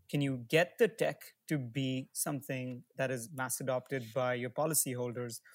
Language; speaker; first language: English; non-native, local second language; Hindi